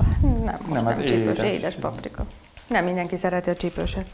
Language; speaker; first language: Hungarian; native; Hungarian